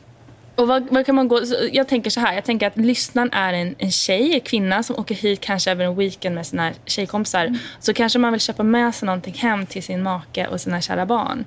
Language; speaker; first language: Swedish; native; Swedish